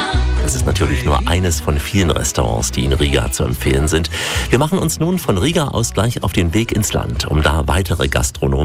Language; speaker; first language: German; native; German